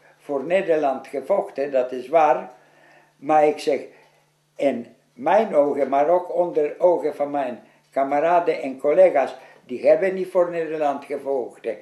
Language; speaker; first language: Dutch; non-native, fluent; Polish